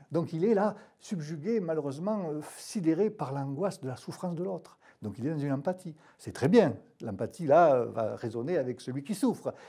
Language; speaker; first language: French; native; French